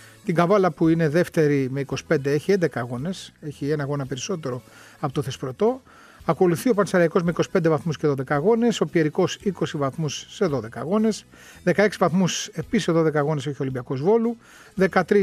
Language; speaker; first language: Greek; native; Greek